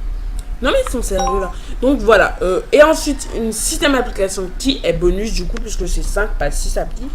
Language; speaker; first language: French; native; French